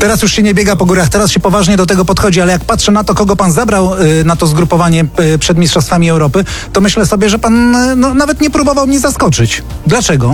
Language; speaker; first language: Polish; native; Polish